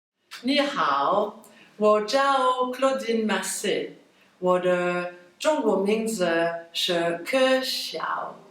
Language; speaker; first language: Chinese; non-native, learner; French